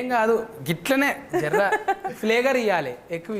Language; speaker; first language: Telugu; native; Telugu